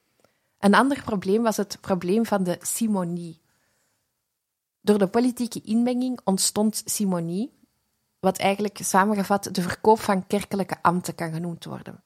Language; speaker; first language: Dutch; native; Dutch